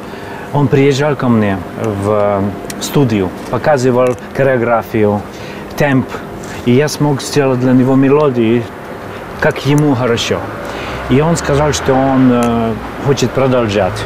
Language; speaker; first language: Russian; non-native, fluent; Hungarian